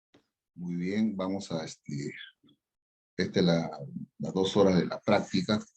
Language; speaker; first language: Spanish; native; Spanish